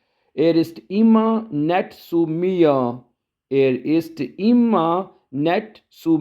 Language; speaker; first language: German; non-native, learner; Urdu